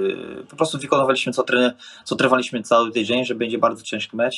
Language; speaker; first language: Polish; non-native, fluent; Portuguese